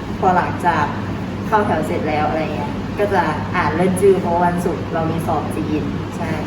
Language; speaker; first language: Thai; native; Thai